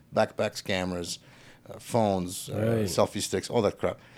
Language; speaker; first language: English; early bilingual, other home language; French